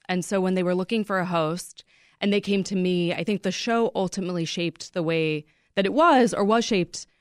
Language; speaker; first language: English; native; English